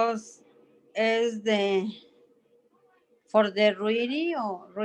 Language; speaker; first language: English; non-native, learner; Spanish